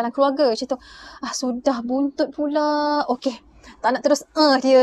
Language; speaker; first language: Malay; native; Malay